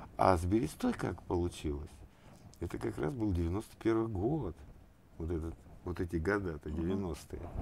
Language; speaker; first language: Russian; native; Russian